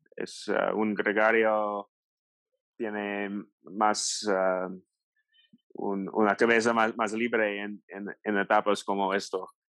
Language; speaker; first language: Spanish; non-native, learner; English